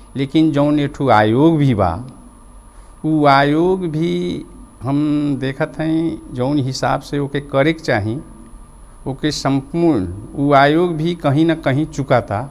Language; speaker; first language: Bhojpuri; non-native, local second language; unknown